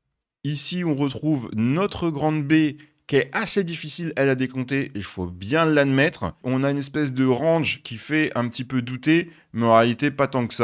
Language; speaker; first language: French; native; French